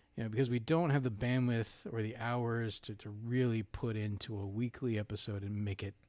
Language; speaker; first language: English; native; English